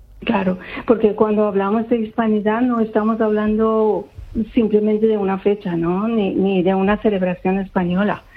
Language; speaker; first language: Spanish; non-native, fluent; Persian